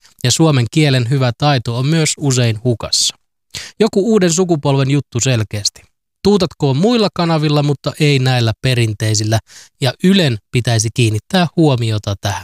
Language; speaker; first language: Finnish; native; Finnish